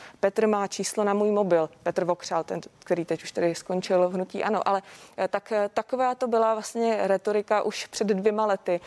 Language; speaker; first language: Czech; native; Czech